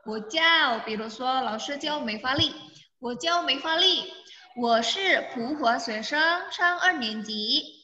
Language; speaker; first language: Chinese; non-native, fluent; Indonesian